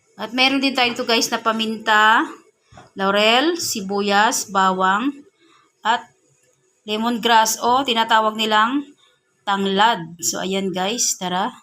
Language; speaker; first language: Filipino; non-native, local second language; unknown